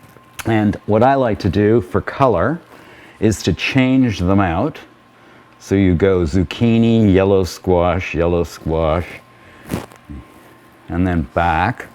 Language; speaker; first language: English; native; English